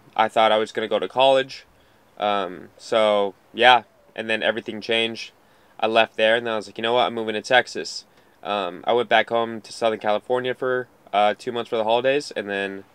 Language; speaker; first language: English; native; English